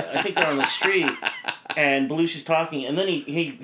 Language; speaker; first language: English; native; English